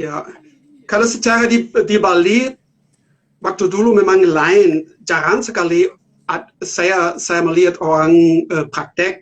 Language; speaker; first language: Indonesian; non-native, learner; German